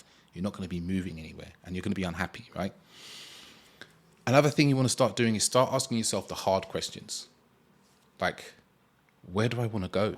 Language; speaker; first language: English; native; English